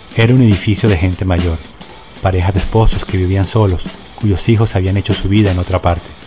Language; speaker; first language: Spanish; native; Spanish